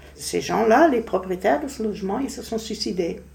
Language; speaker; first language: French; non-native, fluent; German